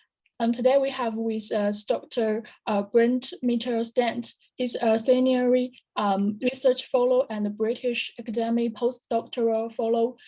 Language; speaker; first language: English; non-native, fluent; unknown